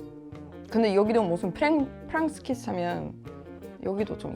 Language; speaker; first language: Korean; non-native, fluent; Swedish